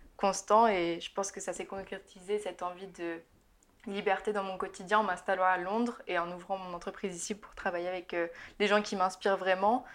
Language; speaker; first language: French; native; French